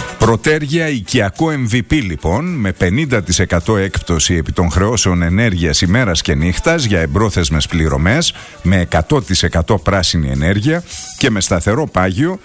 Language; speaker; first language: Greek; native; Greek